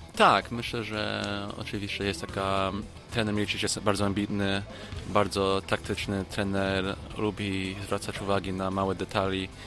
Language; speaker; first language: Polish; early bilingual, heritage; Polish